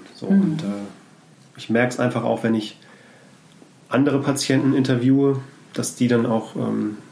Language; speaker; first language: German; native; German